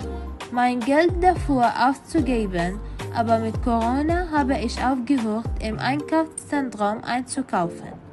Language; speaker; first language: German; non-native, learner; Arabic